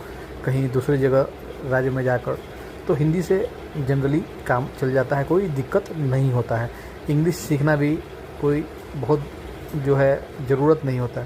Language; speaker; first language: Hindi; non-native, local second language; Bhojpuri